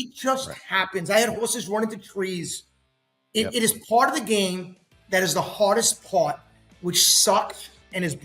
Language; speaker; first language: English; native; English